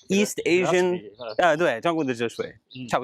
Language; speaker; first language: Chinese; non-native, learner; English